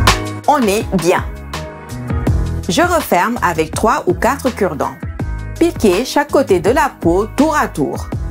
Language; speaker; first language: French; native; French